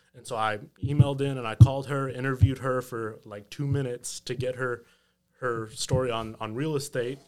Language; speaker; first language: English; native; English